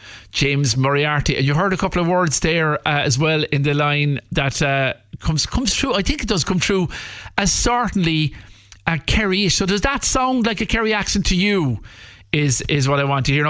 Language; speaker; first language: English; native; English